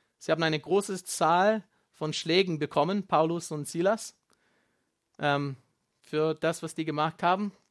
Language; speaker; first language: German; non-native, fluent; Afrikaans